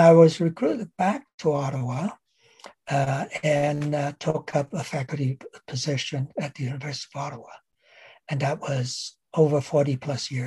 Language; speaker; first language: English; non-native, local second language; Cantonese